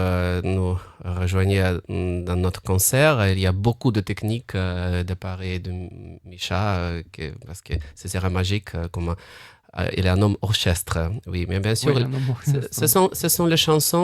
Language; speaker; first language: French; non-native, fluent; Russian